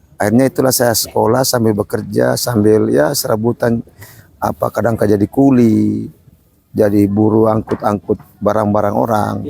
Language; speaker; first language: Indonesian; non-native, local second language; Buginese